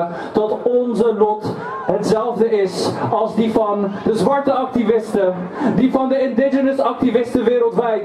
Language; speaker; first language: Dutch; early bilingual, other home language; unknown